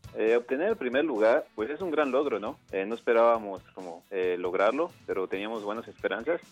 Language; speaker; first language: Spanish; native; Spanish